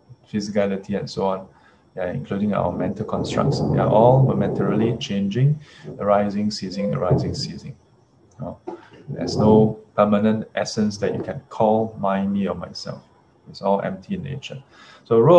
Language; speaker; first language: English; non-native, local second language; Chinese